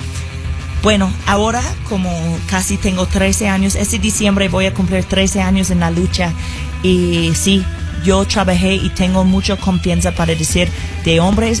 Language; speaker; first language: Spanish; non-native, fluent; English